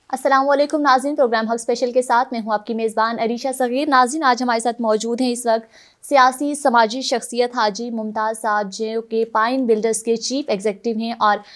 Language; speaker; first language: Urdu; native; Urdu